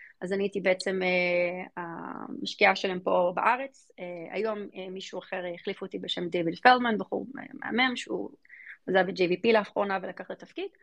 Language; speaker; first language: Hebrew; early bilingual, other home language; English